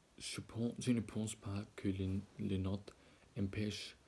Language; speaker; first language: French; non-native, learner; German